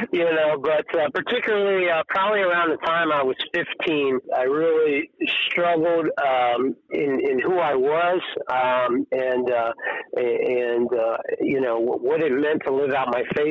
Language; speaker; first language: English; native; English